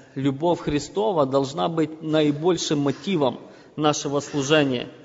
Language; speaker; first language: Russian; non-native, local second language; Ukrainian